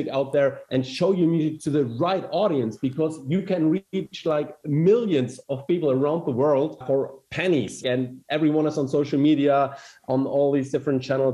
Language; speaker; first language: English; non-native, fluent; German